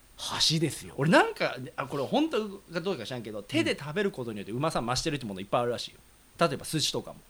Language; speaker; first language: Japanese; native; Japanese